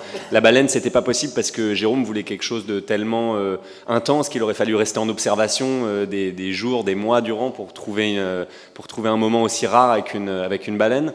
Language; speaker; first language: French; native; French